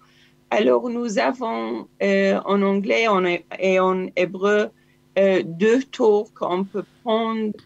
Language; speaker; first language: French; non-native, learner; Hebrew